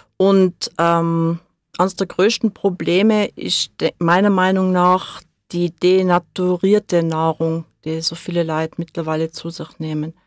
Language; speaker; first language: German; native; German